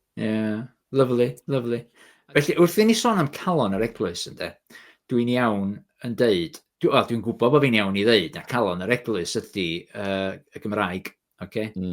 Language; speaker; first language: Welsh; native; Welsh